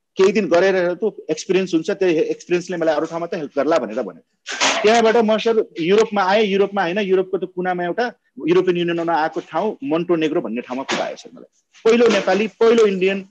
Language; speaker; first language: Nepali; non-native, local second language; Maithili